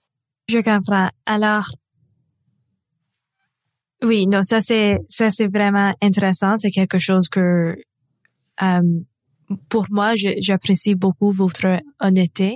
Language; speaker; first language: French; non-native, local second language; English